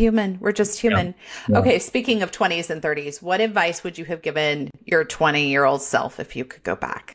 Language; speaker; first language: English; native; English